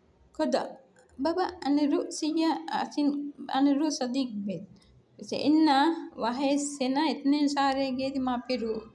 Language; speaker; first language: Arabic; non-native, learner; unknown